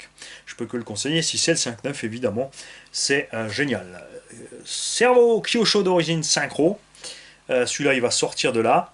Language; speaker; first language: French; native; French